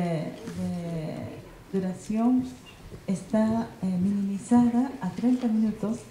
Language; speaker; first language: Spanish; non-native, learner; Japanese